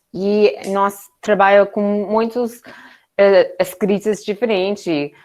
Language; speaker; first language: Portuguese; non-native, learner; English